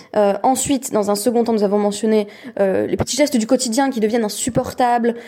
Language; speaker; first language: French; native; French